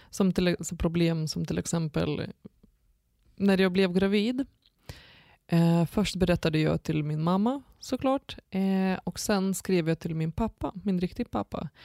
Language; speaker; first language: Swedish; non-native, fluent; Lithuanian